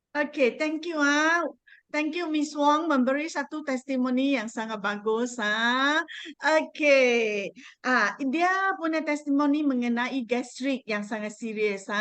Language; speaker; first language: Malay; non-native, local second language; Chinese